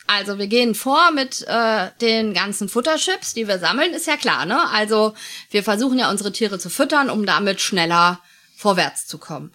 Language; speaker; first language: German; native; German